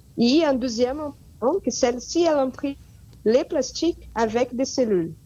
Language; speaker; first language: French; non-native, fluent; Portuguese